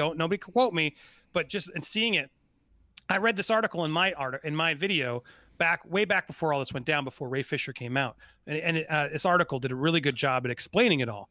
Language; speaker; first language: English; native; English